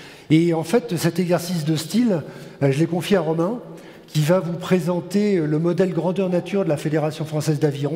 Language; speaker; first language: French; native; French